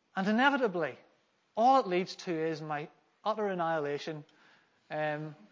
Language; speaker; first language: English; native; English